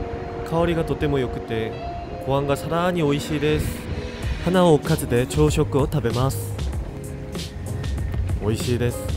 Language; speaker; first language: Japanese; non-native, fluent; Korean